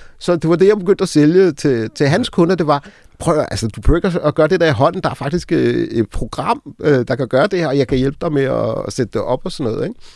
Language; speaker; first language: Danish; early bilingual, other home language; Arabic